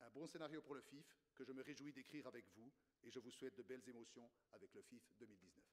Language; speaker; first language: French; native; French